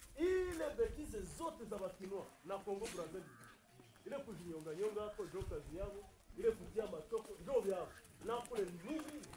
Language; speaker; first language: Swahili; non-native, local second language; Kinyarwanda